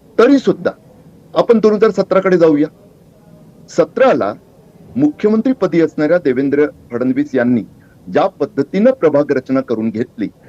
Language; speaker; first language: Marathi; native; Marathi